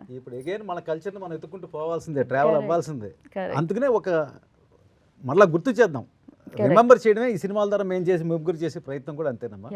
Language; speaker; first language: Telugu; native; Telugu